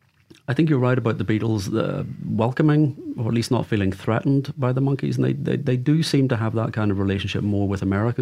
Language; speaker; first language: English; native; English